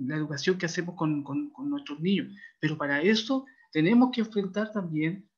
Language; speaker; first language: Spanish; native; Spanish